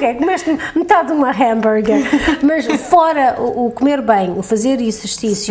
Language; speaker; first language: Portuguese; early bilingual, heritage; Portuguese